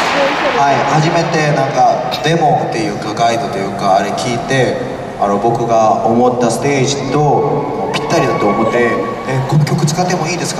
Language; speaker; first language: Japanese; non-native, fluent; Korean